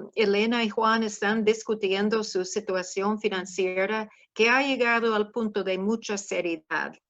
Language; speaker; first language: Spanish; non-native, fluent; English